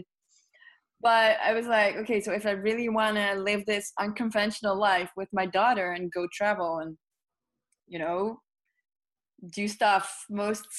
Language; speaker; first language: English; non-native, fluent; Dutch